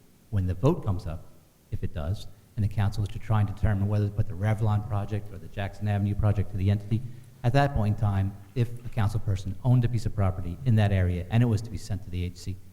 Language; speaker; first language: English; native; English